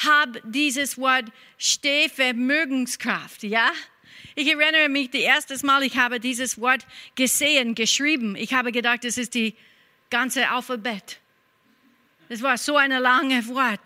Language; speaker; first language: German; non-native, fluent; English